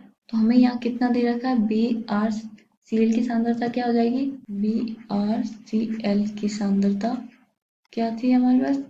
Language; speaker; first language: Hindi; native; Hindi